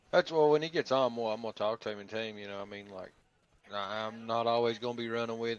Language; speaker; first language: English; native; English